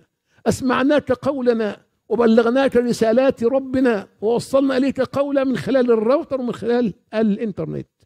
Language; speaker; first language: Arabic; native; Arabic